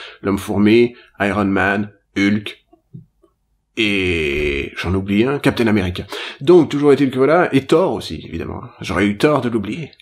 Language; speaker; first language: French; native; French